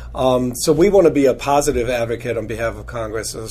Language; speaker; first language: English; non-native, fluent; German